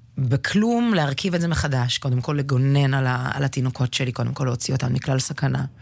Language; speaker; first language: Hebrew; early bilingual, other home language; Russian